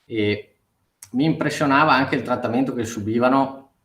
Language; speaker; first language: Italian; native; Italian